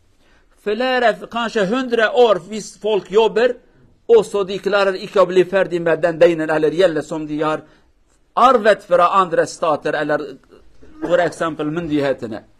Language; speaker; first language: Norwegian; non-native, learner; Kurdish